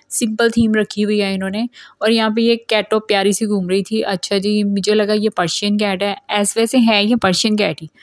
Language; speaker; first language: Urdu; non-native, local second language; Punjabi